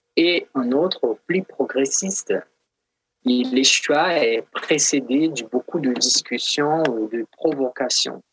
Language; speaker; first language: French; non-native, fluent; Portuguese